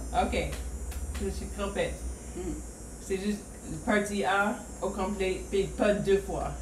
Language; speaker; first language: French; non-native, fluent; English